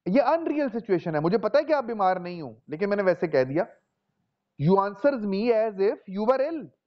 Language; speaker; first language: Urdu; non-native, local second language; Punjabi